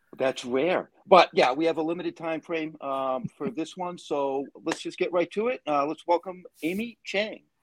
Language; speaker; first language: English; native; English